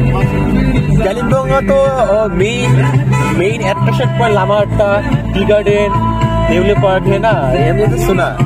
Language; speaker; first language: Hindi; non-native, learner; Bangla